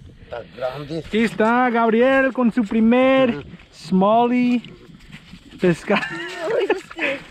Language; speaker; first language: Spanish; non-native, learner; English